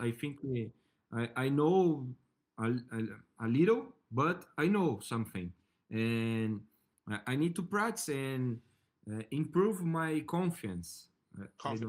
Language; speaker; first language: English; non-native, learner; Portuguese